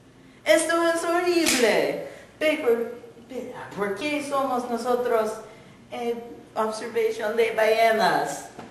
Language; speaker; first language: Spanish; non-native, learner; English